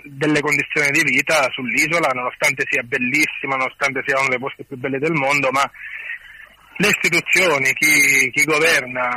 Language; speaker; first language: Italian; native; Italian